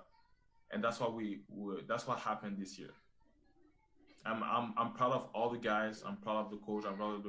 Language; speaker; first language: English; non-native, fluent; French